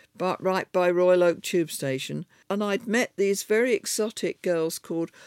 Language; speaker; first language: English; native; English